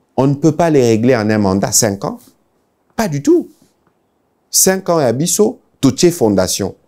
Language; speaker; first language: French; non-native, local second language; Lingala